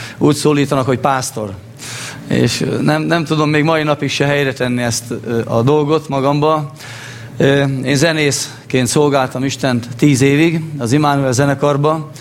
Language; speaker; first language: Hungarian; native; Hungarian